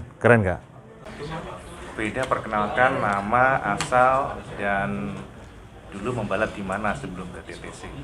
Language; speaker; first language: Indonesian; native; Indonesian